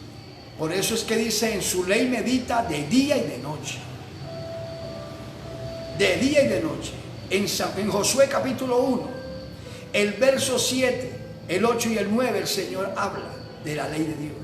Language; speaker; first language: Spanish; native; Spanish